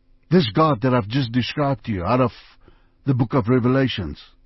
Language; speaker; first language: English; non-native, local second language; Afrikaans